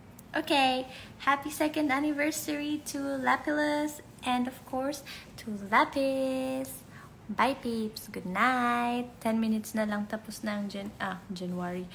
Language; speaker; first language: English; non-native, local second language; Filipino